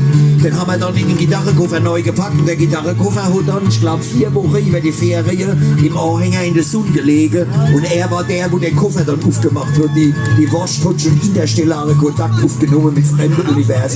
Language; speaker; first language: German; native; German